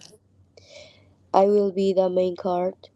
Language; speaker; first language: English; non-native, learner; Spanish